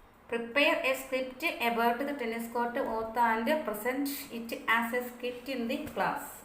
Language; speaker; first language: English; non-native, local second language; Malayalam